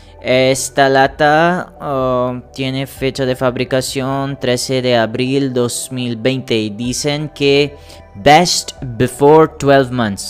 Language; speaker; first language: Spanish; non-native, learner; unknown